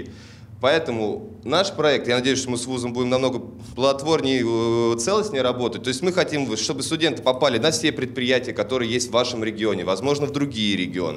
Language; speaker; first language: Russian; native; Russian